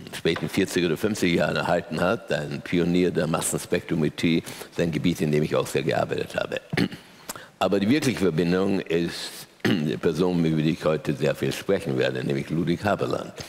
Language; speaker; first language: German; native; German